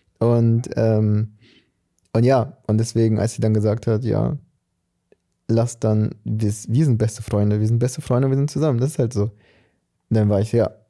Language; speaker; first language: German; early bilingual, other home language; Portuguese